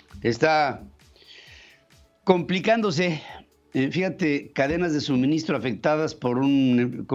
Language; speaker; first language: Spanish; native; Spanish